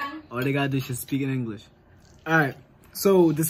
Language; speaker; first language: English; non-native, local second language; Spanish